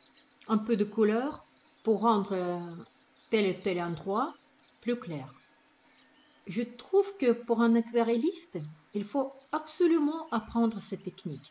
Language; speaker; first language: French; non-native, fluent; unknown